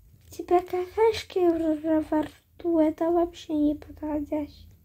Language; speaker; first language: Russian; early bilingual, heritage; Russian